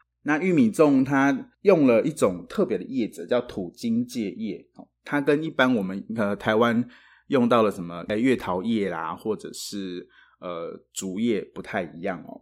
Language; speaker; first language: Chinese; native; Chinese